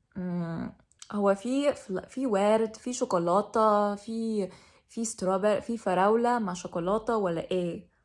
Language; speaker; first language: Egyptian Arabic; non-native, learner; English